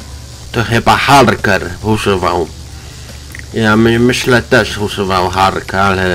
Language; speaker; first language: Polish; non-native, learner; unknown